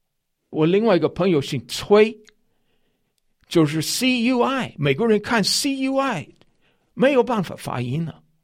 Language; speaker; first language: Chinese; non-native, fluent; English